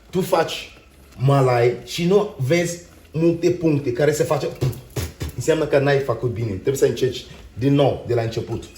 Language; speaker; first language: Romanian; non-native, learner; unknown